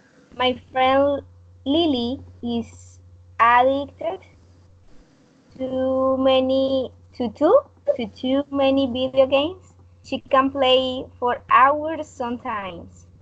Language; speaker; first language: English; non-native, learner; Spanish